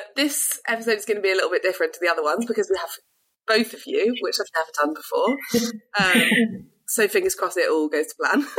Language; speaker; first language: English; native; English